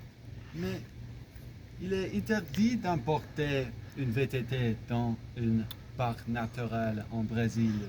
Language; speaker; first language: French; non-native, learner; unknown